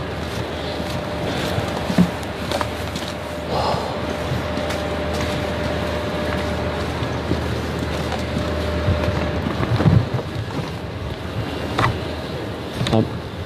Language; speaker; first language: Thai; native; Thai